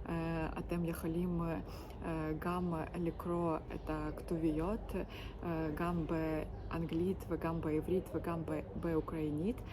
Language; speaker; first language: Hebrew; non-native, learner; Ukrainian